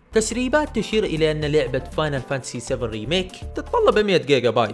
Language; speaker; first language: Arabic; native; Arabic